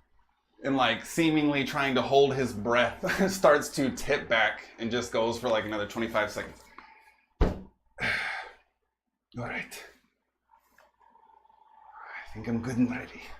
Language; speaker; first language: English; native; English